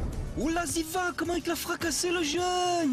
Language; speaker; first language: French; native; French